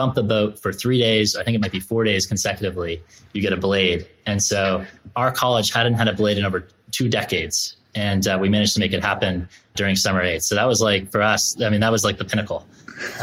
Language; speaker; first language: English; native; English